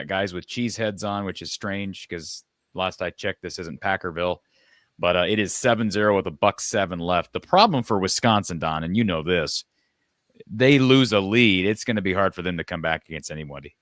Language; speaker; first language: English; native; English